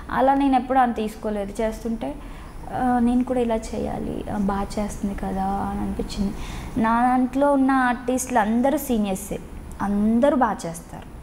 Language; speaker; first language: Telugu; native; Telugu